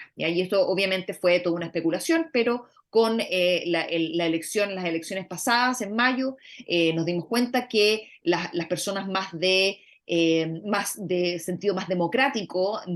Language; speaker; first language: Spanish; native; Spanish